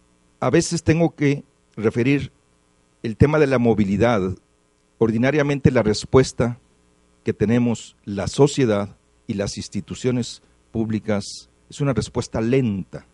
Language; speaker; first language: Spanish; native; Spanish